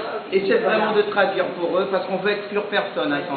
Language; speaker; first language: French; native; French